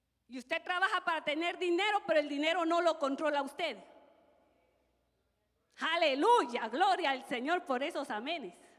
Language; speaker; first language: Spanish; native; Spanish